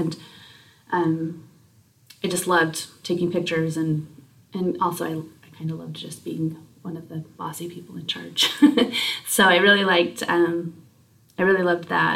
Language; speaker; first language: English; native; English